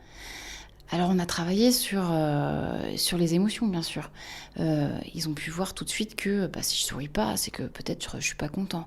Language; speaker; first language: French; native; French